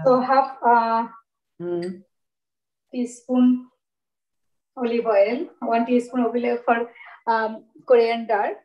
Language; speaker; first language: English; non-native, learner; Bangla